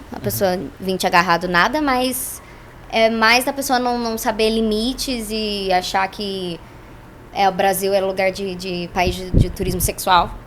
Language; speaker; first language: Portuguese; native; Portuguese